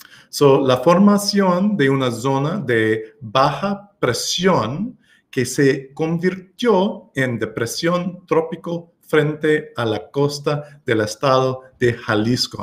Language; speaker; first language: Spanish; non-native, learner; English